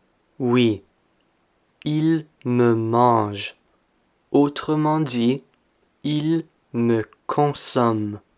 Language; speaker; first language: French; non-native, fluent; English